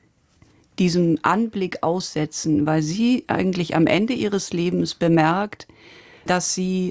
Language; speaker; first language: German; native; German